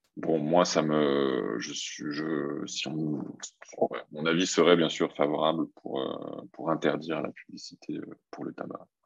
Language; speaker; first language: French; native; French